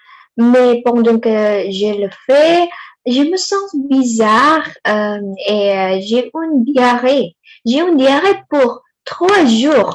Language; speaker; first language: French; non-native, learner; Indonesian